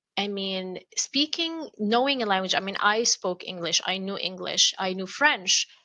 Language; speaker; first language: English; non-native, fluent; Arabic